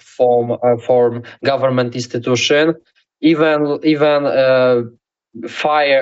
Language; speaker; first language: English; non-native, learner; Polish